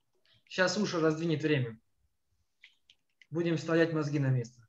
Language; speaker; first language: Russian; native; Russian